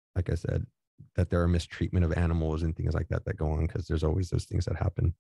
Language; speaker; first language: English; native; English